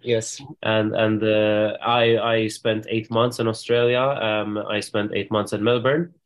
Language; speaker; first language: English; non-native, fluent; Maltese